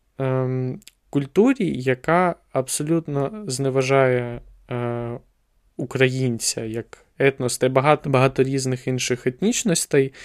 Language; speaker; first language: Ukrainian; native; Ukrainian